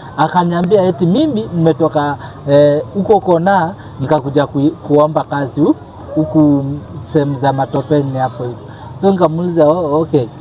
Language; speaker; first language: Swahili; native; Swahili